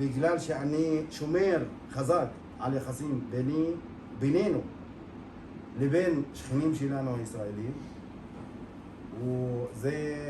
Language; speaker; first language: Hebrew; non-native, local second language; Arabic